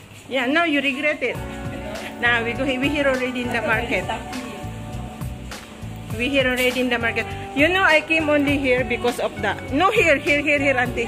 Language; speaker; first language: English; non-native, learner; Filipino